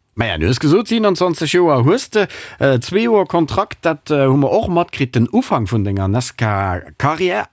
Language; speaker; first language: Luxembourgish; native; Luxembourgish